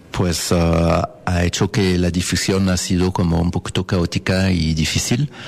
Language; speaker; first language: Spanish; non-native, fluent; French